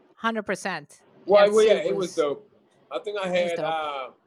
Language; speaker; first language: English; native; English